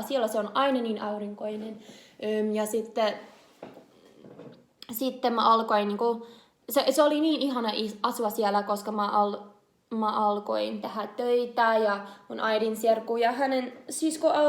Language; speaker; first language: Finnish; non-native, learner; English